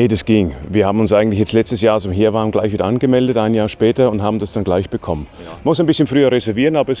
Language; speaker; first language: German; native; German